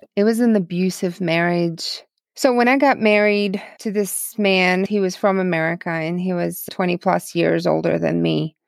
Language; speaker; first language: English; non-native, fluent; Russian